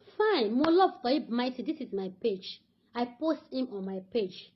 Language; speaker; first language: English; non-native, local second language; Yoruba